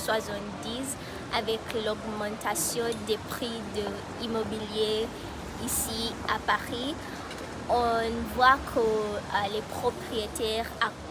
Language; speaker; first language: French; non-native, fluent; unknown